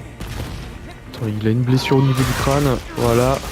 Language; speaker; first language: French; native; French